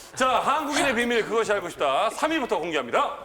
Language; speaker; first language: Korean; native; Korean